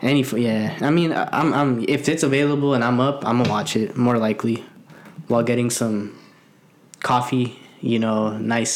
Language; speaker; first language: English; early bilingual, other home language; Spanish